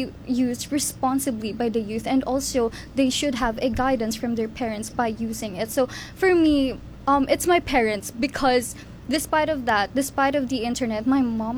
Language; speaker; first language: English; non-native, local second language; Hiligaynon